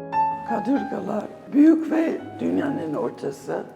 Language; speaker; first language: Turkish; non-native, fluent; English